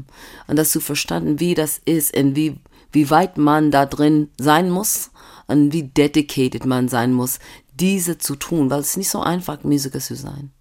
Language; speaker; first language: German; non-native, fluent; English